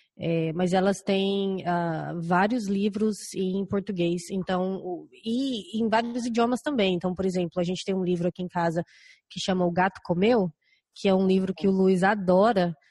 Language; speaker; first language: Portuguese; native; Portuguese